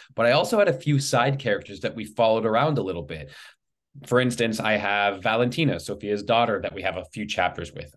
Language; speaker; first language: English; native; English